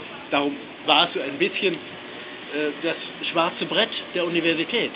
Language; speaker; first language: German; native; German